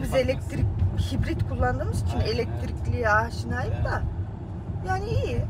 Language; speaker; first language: Turkish; native; Turkish